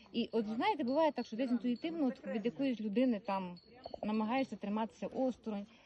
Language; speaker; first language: Ukrainian; native; Ukrainian